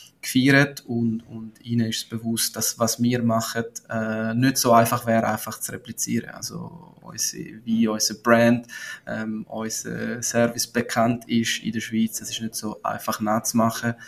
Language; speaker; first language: German; non-native, local second language; Italian